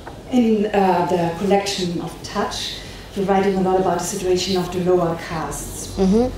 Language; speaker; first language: English; non-native, fluent; German